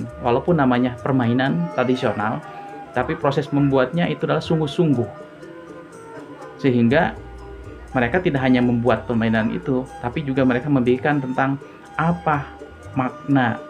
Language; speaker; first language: Indonesian; non-native, local second language; Sundanese